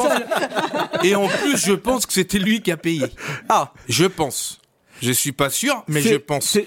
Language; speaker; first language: French; non-native, fluent; Portuguese